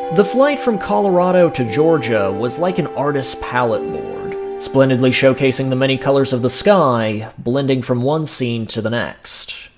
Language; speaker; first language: English; native; English